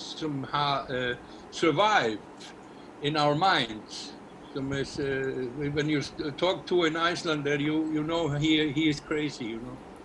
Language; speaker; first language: English; non-native, learner; Icelandic